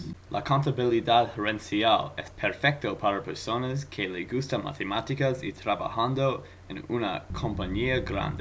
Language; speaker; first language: Spanish; non-native, learner; English